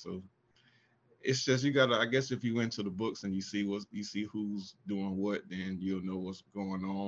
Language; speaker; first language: English; native; English